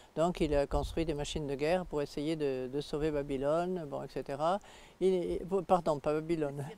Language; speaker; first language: French; native; French